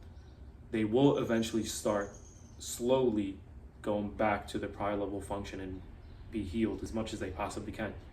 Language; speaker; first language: English; native; English